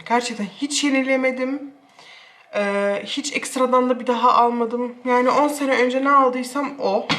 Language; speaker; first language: Turkish; early bilingual, heritage; Turkish